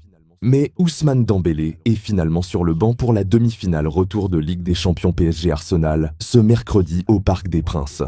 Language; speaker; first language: French; native; French